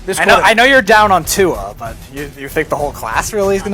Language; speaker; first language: English; native; English